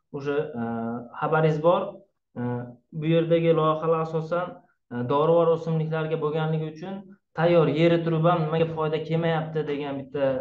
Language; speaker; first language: Uzbek; native; Uzbek